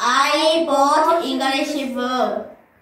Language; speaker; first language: English; non-native, fluent; Korean